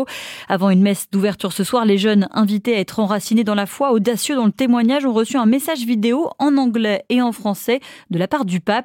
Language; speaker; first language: French; native; French